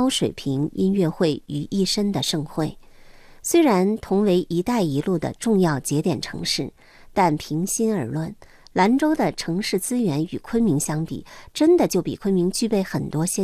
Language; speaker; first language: Chinese; native; Chinese